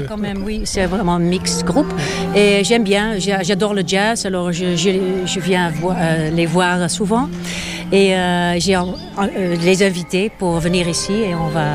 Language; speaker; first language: French; non-native, fluent; Dutch